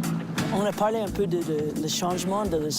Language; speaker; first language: French; non-native, local second language; English